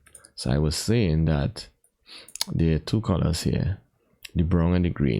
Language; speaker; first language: English; native; English